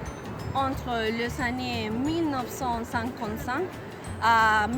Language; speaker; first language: French; non-native, learner; Spanish